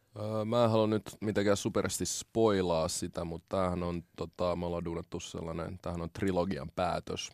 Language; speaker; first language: Finnish; early bilingual, other home language; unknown